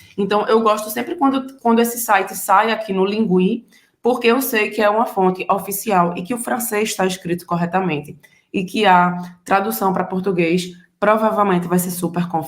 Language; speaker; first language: Portuguese; native; Portuguese